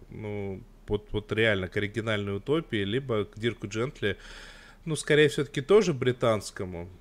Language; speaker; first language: Russian; native; Russian